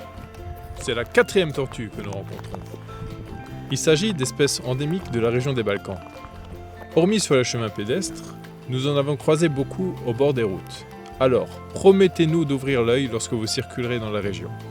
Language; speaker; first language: French; native; French